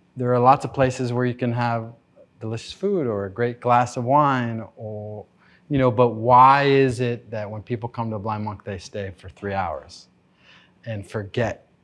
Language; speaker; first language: English; native; English